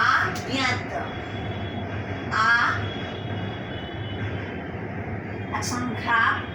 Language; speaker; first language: French; non-native, fluent; Bangla